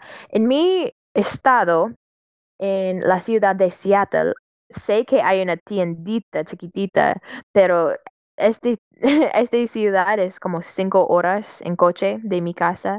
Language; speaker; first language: Spanish; non-native, fluent; English